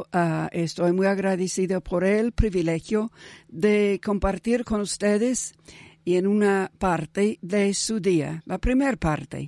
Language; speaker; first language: Spanish; non-native, fluent; English